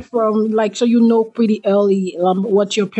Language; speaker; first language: English; non-native, local second language; Igbo